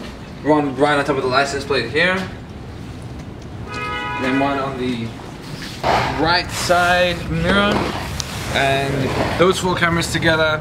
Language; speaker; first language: English; native; English